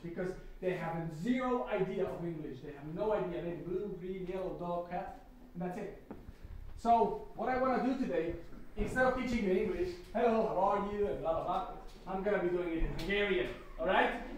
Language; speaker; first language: English; non-native, fluent; Slovak